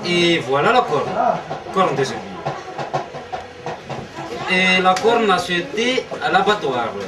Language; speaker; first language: French; non-native, local second language; Malagasy